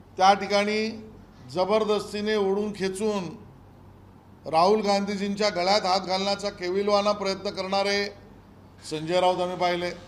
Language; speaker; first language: Marathi; native; Marathi